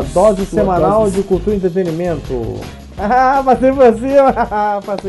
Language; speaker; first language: Portuguese; native; Portuguese